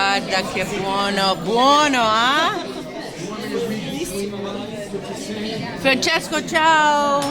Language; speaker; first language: Italian; non-native, learner; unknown